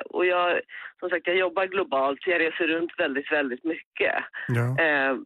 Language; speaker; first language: Swedish; native; Swedish